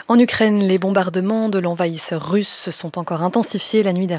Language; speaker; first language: French; native; French